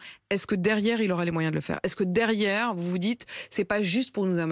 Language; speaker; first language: French; native; French